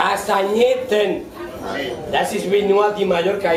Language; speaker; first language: German; non-native, learner; Spanish